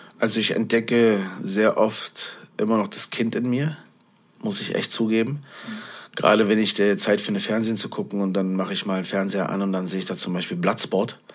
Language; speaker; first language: German; native; German